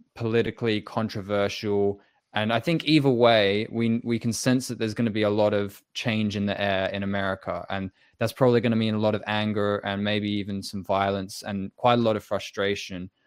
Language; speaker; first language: English; native; English